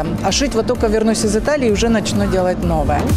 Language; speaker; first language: Russian; native; Russian